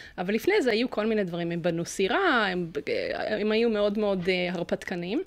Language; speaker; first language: Hebrew; early bilingual, other home language; English